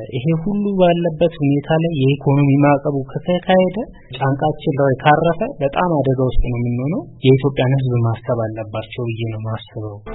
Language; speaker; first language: Amharic; non-native, local second language; Oromo